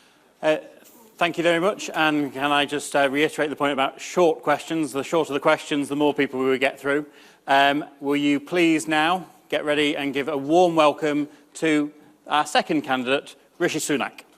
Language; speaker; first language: English; native; English